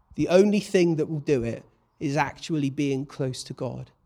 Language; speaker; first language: English; native; English